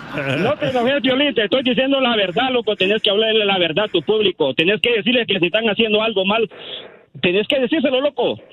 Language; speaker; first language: Spanish; native; Spanish